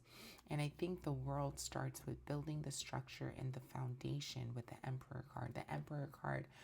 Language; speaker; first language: English; native; English